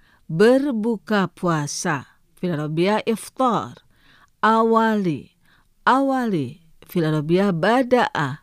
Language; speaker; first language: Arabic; non-native, fluent; Indonesian